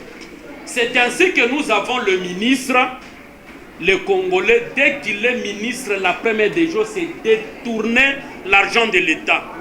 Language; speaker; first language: French; non-native, local second language; Lingala